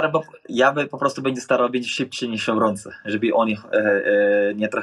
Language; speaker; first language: Polish; non-native, fluent; Portuguese